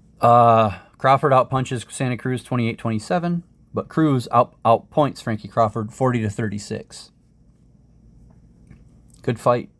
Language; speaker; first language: English; native; English